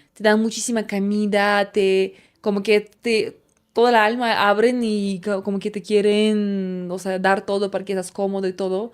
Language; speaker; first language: Spanish; non-native, fluent; Russian